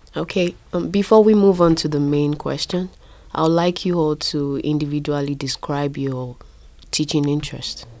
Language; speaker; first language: English; non-native, local second language; Yoruba